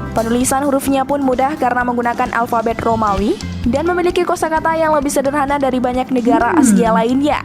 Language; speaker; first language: Indonesian; native; Indonesian